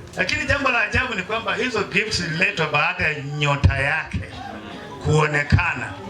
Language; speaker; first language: Swahili; non-native, local second language; Luyia